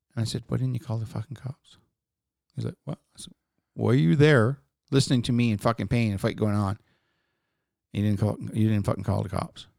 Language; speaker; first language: English; native; English